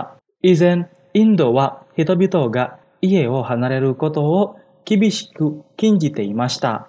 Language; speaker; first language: Japanese; non-native, fluent; Indonesian